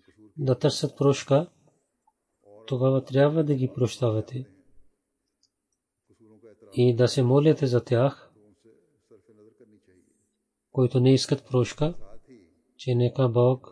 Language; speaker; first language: Bulgarian; non-native, learner; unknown